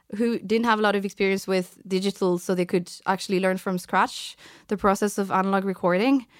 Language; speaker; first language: English; non-native, fluent; French